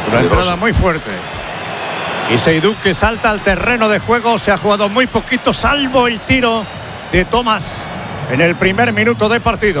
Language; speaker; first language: Spanish; native; Spanish